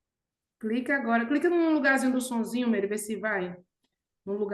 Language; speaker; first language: Portuguese; native; Portuguese